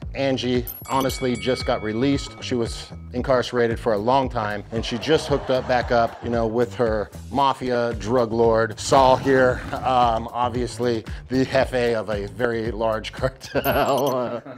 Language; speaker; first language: English; native; English